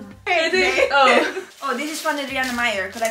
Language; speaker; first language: Dutch; non-native, learner; Italian